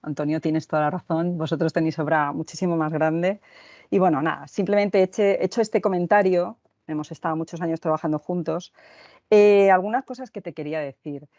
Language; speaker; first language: Spanish; native; Spanish